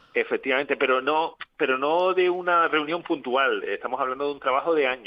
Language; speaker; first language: Spanish; native; Spanish